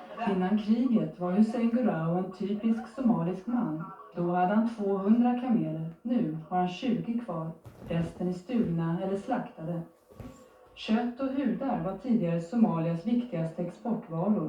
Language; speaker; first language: Swedish; native; Swedish